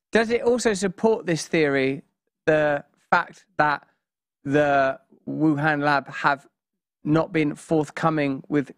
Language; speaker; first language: English; native; English